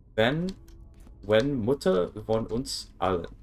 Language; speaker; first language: German; non-native, learner; English